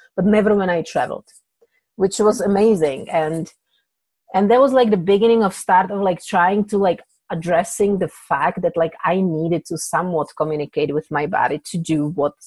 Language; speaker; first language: English; non-native, fluent; Czech